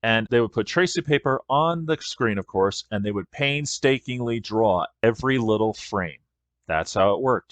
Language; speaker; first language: English; native; English